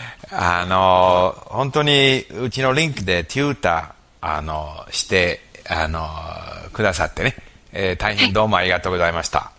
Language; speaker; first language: Japanese; non-native, fluent; English